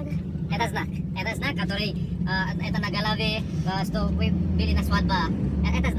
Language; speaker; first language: Russian; non-native, learner; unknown